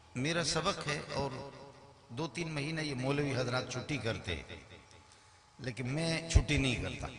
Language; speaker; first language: Urdu; non-native, local second language; Brahui